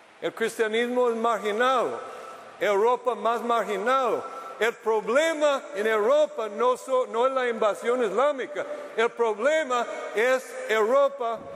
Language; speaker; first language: Spanish; non-native, fluent; English